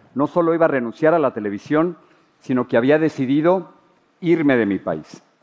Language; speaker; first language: Spanish; native; Spanish